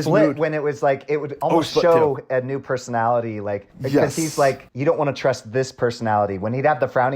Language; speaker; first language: English; native; English